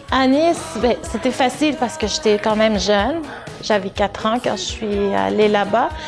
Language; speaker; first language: French; early bilingual, other home language; Arabic